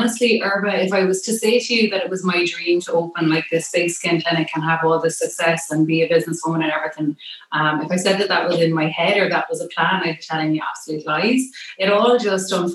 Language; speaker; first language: English; native; English